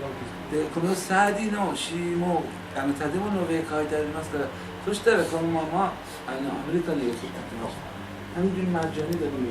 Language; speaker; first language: Japanese; non-native, learner; Persian